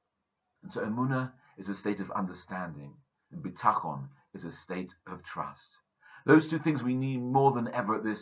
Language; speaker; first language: English; native; English